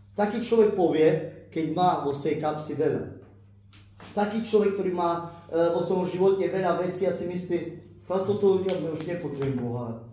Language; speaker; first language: Slovak; non-native, local second language; Romany